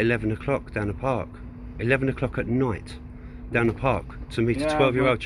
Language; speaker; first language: English; native; English